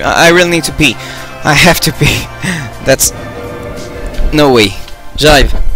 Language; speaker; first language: English; non-native, learner; French